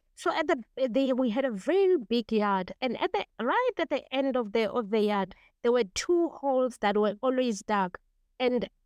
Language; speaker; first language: English; non-native, local second language; Tswana